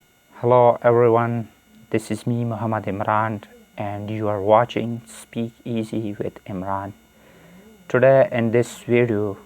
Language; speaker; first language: English; non-native, fluent; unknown